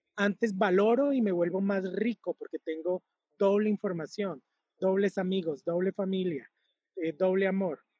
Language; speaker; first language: Spanish; native; Spanish